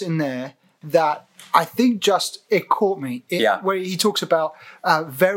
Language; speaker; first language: English; native; English